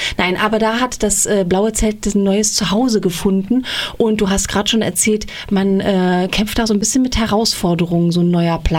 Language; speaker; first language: German; native; German